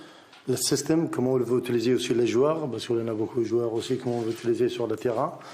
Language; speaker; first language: French; non-native, learner; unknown